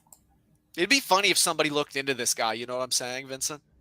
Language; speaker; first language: English; native; English